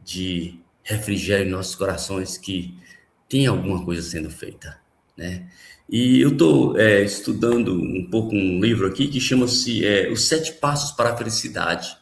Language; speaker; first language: Portuguese; native; Portuguese